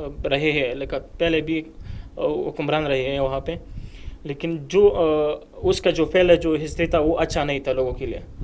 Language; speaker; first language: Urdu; non-native, fluent; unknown